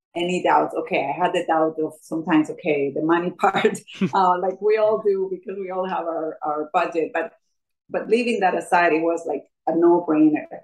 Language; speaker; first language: English; non-native, fluent; Spanish